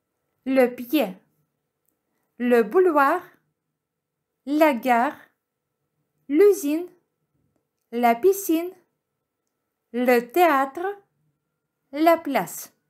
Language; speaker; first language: French; non-native, fluent; Ukrainian